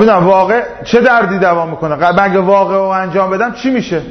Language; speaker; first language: Persian; native; Persian